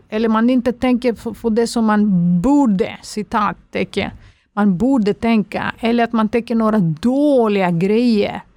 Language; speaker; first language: Swedish; non-native, fluent; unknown